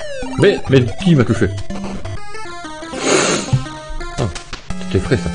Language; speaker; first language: French; native; French